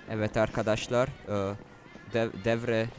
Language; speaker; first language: Turkish; non-native, learner; English